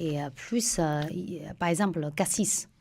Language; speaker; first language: French; non-native, fluent; Chinese